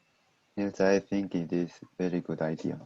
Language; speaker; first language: English; non-native, learner; Korean